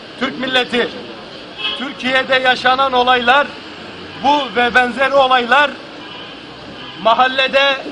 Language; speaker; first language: Turkish; native; Turkish